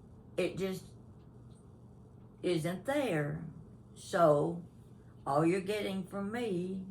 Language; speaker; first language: English; native; English